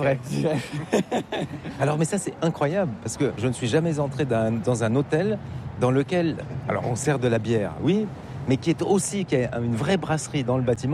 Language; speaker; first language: French; native; French